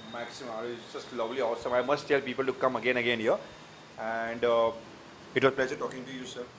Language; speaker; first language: English; non-native, local second language; Marathi